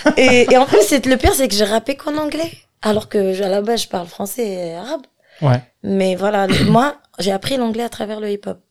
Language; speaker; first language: French; non-native, local second language; Arabic